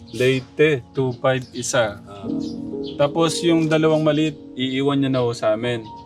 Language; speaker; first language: Filipino; native; Filipino